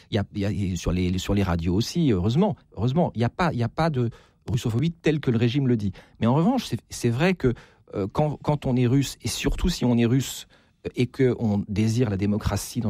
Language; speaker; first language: French; native; French